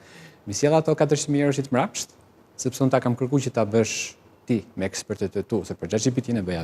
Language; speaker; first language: Albanian; native; Albanian